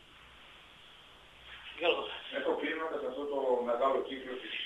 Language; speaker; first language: Greek; native; Greek